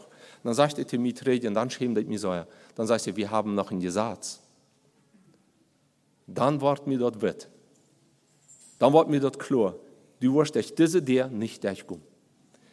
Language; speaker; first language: German; non-native, learner; Plautdietsch